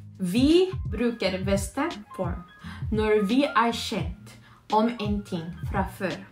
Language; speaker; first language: Norwegian; non-native, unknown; Filipino